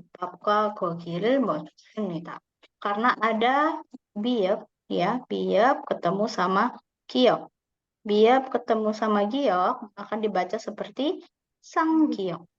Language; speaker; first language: Indonesian; native; Indonesian